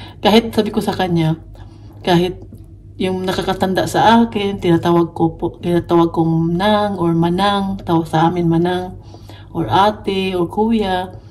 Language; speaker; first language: Filipino; non-native, local second language; Cebuano